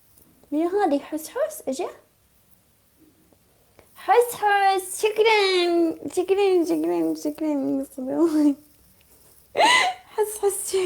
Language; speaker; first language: Arabic; non-native, learner; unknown